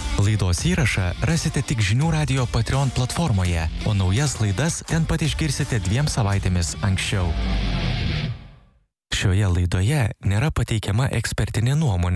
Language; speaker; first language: Lithuanian; native; Lithuanian